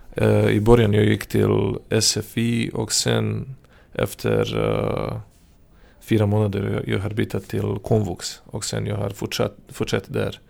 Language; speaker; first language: Swedish; non-native, fluent; Serbian